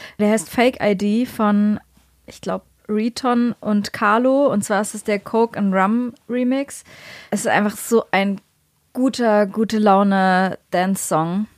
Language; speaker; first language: German; native; German